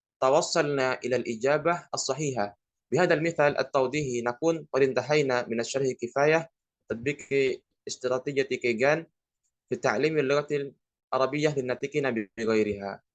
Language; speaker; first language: Arabic; non-native, learner; Indonesian